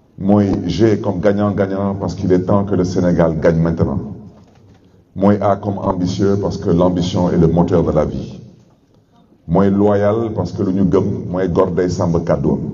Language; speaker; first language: Wolof; native; Wolof